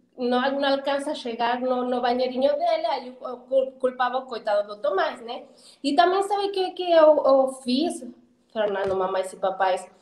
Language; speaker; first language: Portuguese; non-native, fluent; Spanish